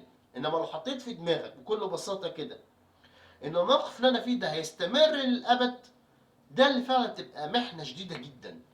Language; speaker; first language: Arabic; native; Arabic